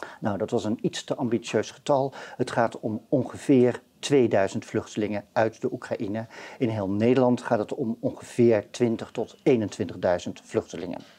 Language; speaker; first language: Dutch; native; Dutch